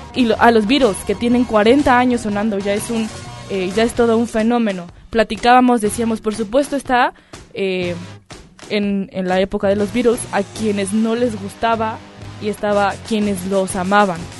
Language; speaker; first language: Spanish; native; Spanish